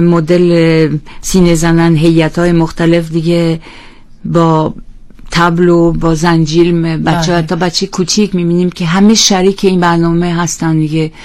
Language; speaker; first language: Persian; non-native, fluent; French